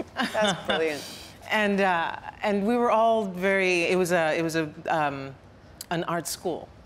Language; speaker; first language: English; native; English